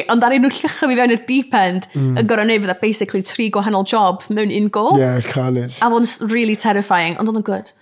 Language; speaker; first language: Welsh; non-native, local second language; English